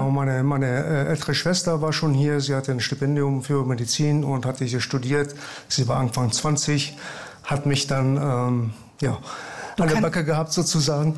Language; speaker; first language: German; early bilingual, other home language; Persian